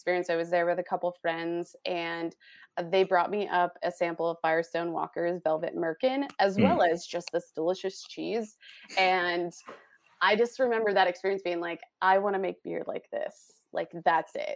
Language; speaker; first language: English; native; English